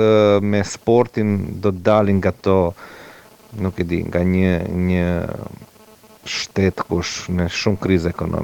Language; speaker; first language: Albanian; non-native, learner; Croatian